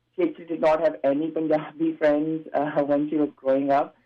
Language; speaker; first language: English; non-native, local second language; Punjabi